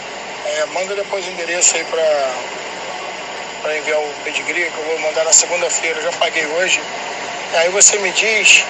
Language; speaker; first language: Portuguese; native; Portuguese